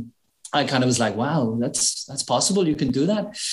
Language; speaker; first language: English; native; English